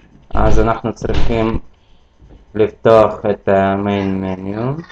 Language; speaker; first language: Hebrew; non-native, fluent; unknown